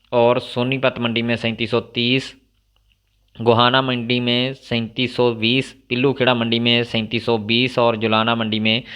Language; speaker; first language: Hindi; non-native, local second language; Punjabi